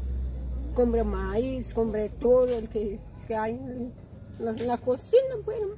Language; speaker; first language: Spanish; non-native, local second language; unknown